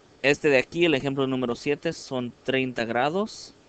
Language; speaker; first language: Spanish; early bilingual, heritage; Spanish